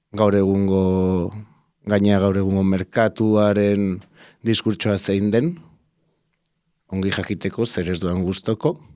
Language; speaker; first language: Basque; non-native, local second language; Spanish